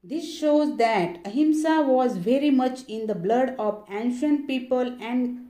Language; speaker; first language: English; non-native, local second language; Marathi